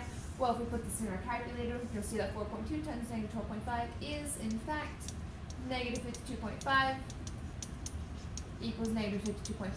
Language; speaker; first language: English; native; English